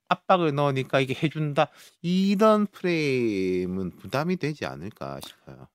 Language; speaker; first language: Korean; native; Korean